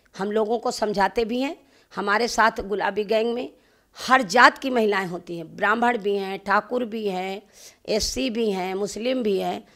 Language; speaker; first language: Hindi; native; Hindi